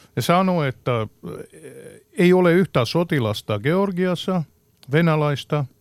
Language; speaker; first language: Finnish; non-native, fluent; Georgian